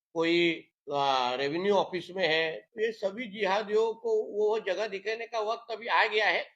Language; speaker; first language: Hindi; non-native, local second language; Marathi